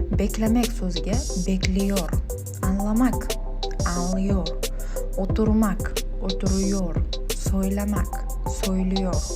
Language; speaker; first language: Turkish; non-native, learner; Uzbek